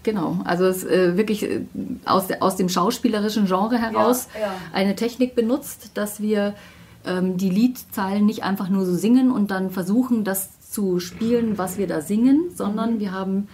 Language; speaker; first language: German; native; German